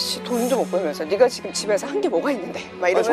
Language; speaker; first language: Korean; native; Korean